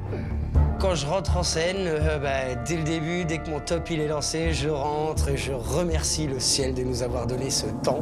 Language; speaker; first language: French; native; French